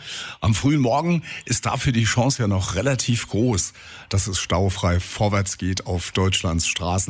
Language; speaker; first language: German; native; German